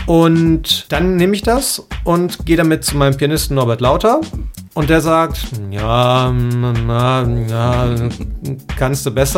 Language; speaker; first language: German; native; German